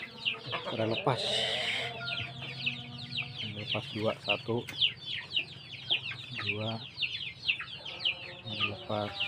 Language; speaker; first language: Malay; non-native, local second language; Javanese